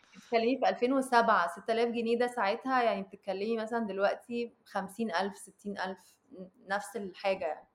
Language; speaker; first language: Arabic; early bilingual, heritage; Arabic